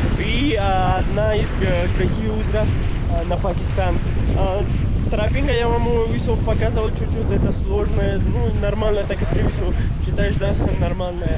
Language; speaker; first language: Russian; non-native, learner; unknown